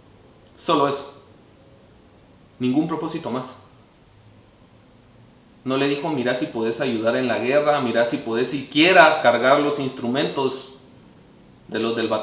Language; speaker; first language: Spanish; native; Spanish